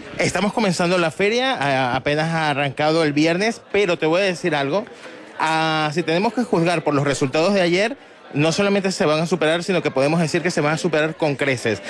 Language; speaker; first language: Spanish; native; Spanish